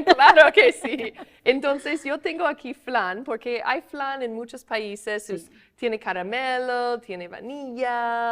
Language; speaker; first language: Spanish; non-native, fluent; English